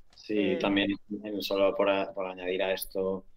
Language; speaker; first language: Spanish; native; Spanish